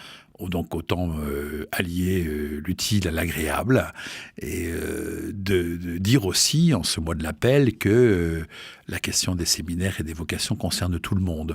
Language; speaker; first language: French; native; French